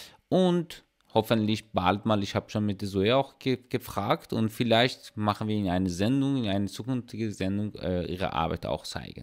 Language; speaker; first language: German; non-native, learner; Persian